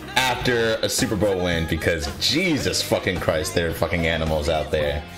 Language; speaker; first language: English; native; English